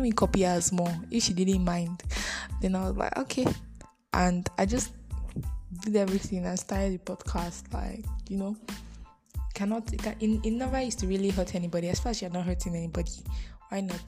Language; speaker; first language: English; non-native, local second language; Bini